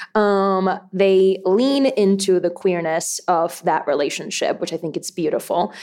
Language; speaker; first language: English; early bilingual, other home language; Spanish